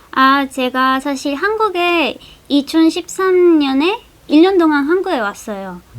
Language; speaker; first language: Korean; non-native, fluent; Spanish